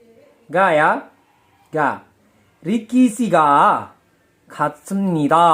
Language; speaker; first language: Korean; non-native, fluent; Indonesian